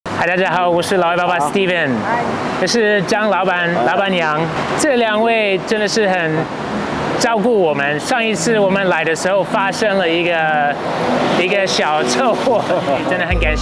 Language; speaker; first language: Chinese; non-native, fluent; English